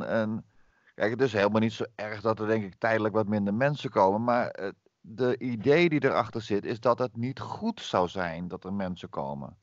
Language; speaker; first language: Dutch; native; Dutch